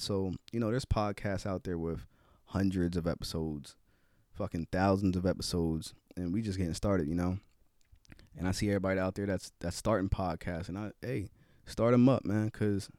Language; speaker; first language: English; native; English